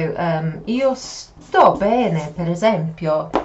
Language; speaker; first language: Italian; non-native, fluent; English